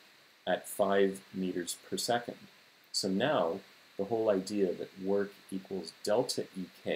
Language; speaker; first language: English; native; English